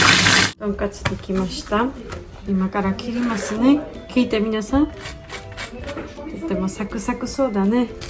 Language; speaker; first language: Japanese; non-native, learner; Georgian